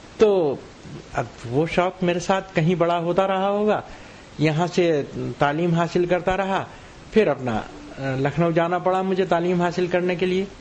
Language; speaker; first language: Urdu; native; Urdu